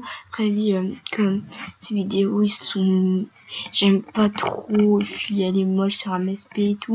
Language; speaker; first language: French; native; French